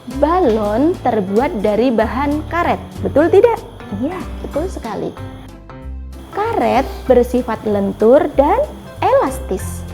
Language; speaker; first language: Indonesian; native; Indonesian